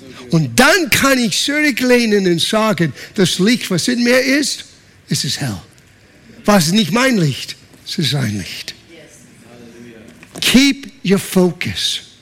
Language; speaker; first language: German; non-native, fluent; English